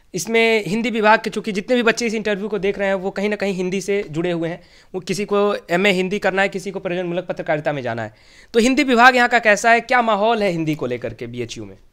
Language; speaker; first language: Hindi; native; Hindi